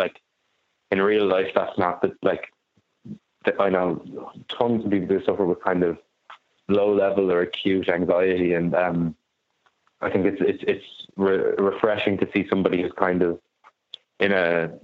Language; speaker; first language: English; native; English